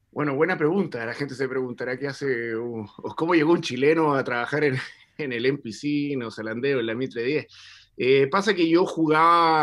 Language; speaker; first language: Spanish; native; Spanish